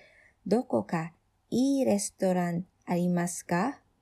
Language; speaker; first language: Japanese; non-native, fluent; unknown